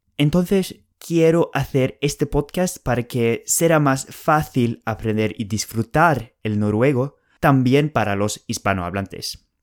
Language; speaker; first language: Spanish; non-native, fluent; Norwegian